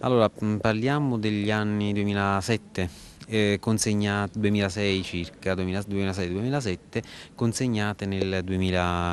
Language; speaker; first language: Italian; native; Italian